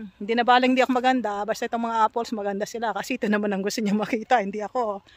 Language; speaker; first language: Filipino; native; Filipino